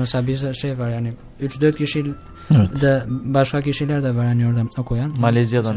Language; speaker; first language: Turkish; non-native, learner; Albanian